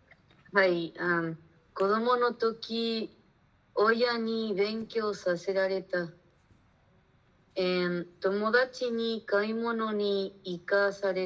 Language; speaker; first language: Japanese; non-native, learner; Spanish